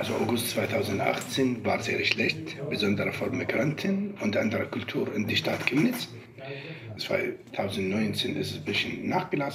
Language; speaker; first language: German; non-native, learner; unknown